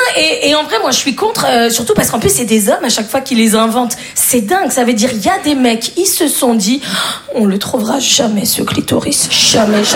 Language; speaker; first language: French; native; French